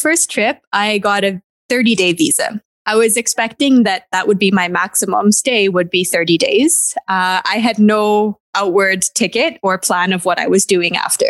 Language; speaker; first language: English; native; English